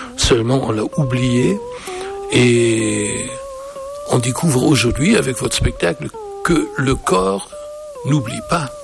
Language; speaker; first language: French; native; French